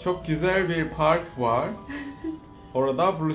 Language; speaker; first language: Turkish; non-native, learner; Korean